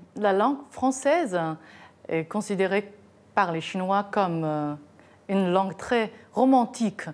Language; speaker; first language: French; non-native, fluent; Chinese